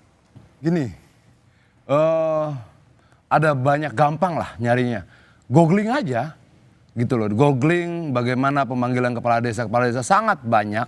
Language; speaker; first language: Indonesian; native; Indonesian